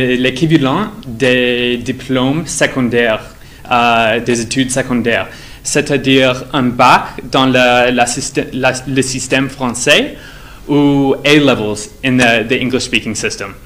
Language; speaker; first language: French; non-native, fluent; English